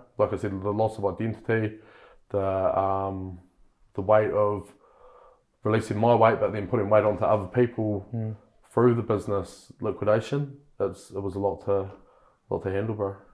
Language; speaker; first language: English; native; English